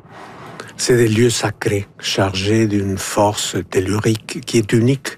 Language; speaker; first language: French; non-native, fluent; Spanish